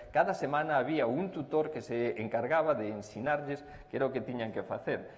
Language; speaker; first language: Spanish; non-native, local second language; Galician